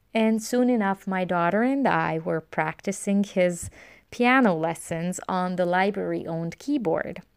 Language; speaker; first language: English; non-native, fluent; Romanian